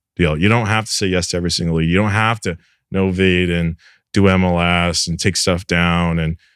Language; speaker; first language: English; native; English